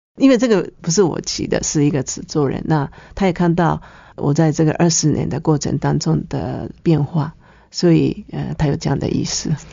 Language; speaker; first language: Chinese; non-native, fluent; Japanese